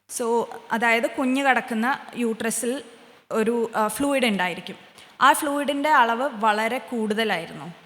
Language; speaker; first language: Malayalam; early bilingual, heritage; Malayalam